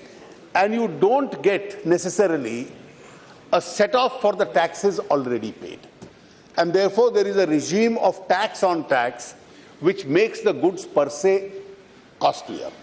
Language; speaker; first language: English; non-native, local second language; Hindi